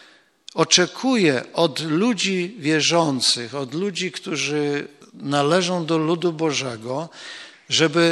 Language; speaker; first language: Polish; native; Polish